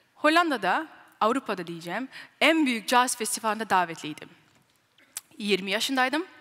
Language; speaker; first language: Turkish; early bilingual, heritage; Turkish